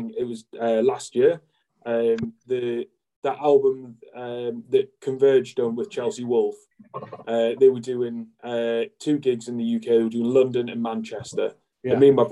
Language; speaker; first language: English; native; English